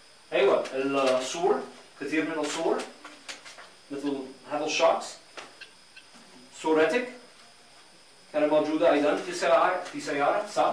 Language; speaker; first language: Arabic; non-native, learner; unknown